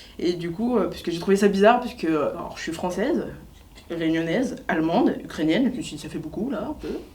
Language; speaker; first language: French; native; French